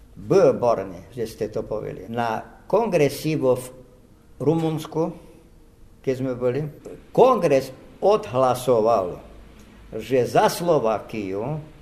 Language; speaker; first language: Slovak; non-native, local second language; Rusyn